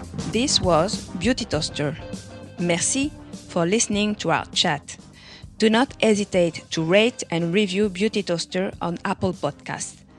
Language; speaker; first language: English; non-native, fluent; French